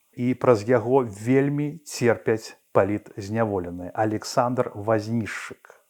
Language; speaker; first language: Belarusian; non-native, local second language; Russian